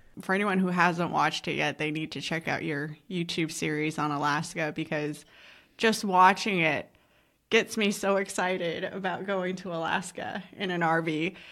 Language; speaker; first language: English; native; English